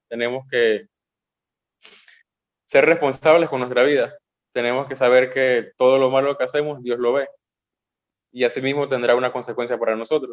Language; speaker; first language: Spanish; native; Spanish